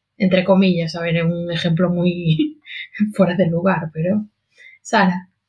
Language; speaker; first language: Galician; non-native, local second language; Spanish